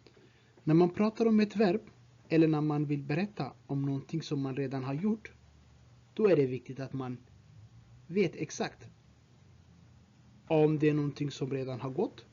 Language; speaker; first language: Swedish; non-native, fluent; Tigrinya